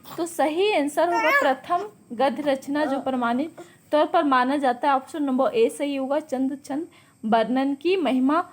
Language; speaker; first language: Hindi; native; Hindi